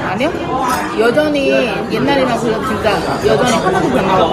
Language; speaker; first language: Korean; non-native, fluent; Chinese